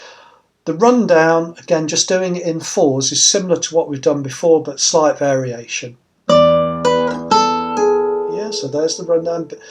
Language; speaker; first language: English; native; English